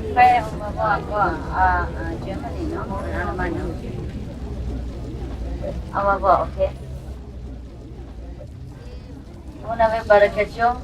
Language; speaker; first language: French; non-native, learner; Vietnamese